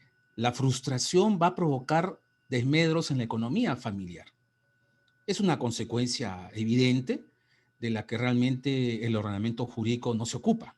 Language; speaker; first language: Spanish; native; Spanish